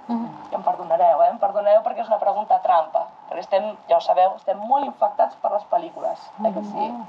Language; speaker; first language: Catalan; native; Catalan